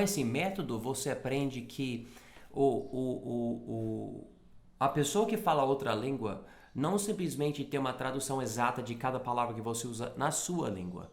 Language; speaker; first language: Portuguese; non-native, fluent; English